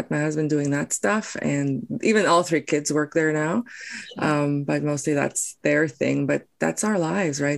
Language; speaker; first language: English; non-native, local second language; Afrikaans